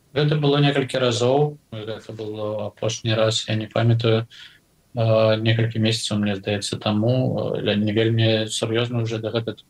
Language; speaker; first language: Belarusian; non-native, local second language; Russian